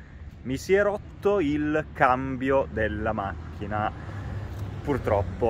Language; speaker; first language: Italian; native; Italian